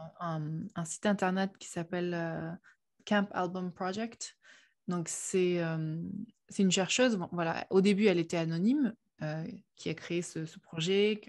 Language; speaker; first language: French; non-native, fluent; Uyghur